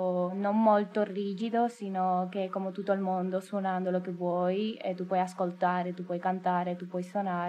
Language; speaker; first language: Italian; non-native, learner; Spanish